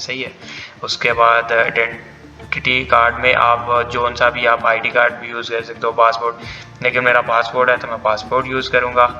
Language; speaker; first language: Urdu; non-native, local second language; Punjabi